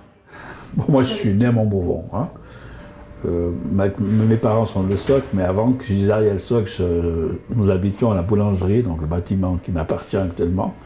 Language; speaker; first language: French; native; French